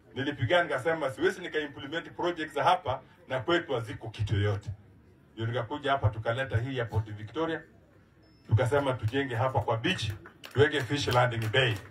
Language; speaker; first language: Swahili; non-native, local second language; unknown